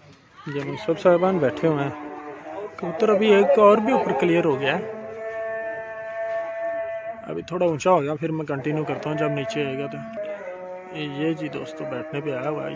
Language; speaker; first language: Hindi; non-native, local second language; Punjabi